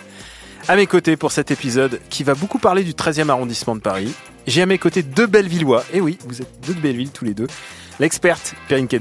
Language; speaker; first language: French; native; French